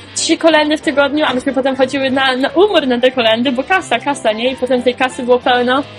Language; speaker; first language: Polish; native; Polish